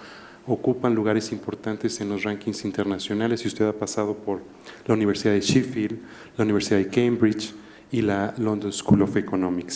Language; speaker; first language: Spanish; native; Spanish